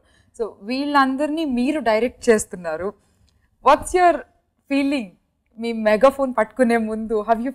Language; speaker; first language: Telugu; native; Telugu